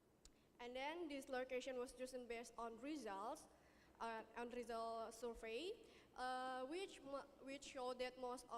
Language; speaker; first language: English; non-native, fluent; Indonesian